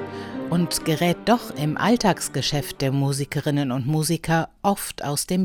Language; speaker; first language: German; native; German